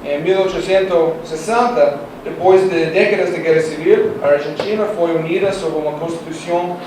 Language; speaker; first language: Portuguese; non-native, learner; Russian